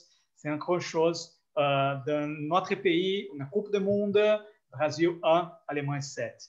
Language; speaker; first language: French; non-native, fluent; Portuguese